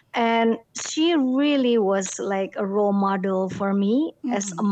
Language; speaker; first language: English; non-native, fluent; Indonesian